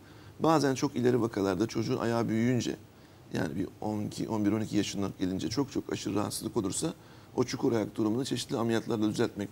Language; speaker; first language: Turkish; native; Turkish